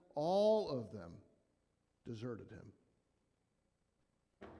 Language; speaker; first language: English; native; English